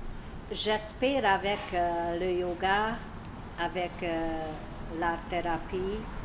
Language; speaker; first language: French; non-native, learner; Hungarian